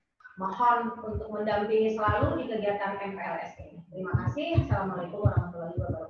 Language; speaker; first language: Indonesian; native; Indonesian